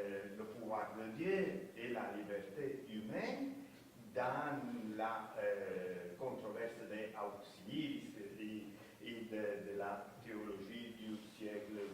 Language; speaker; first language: French; non-native, fluent; Spanish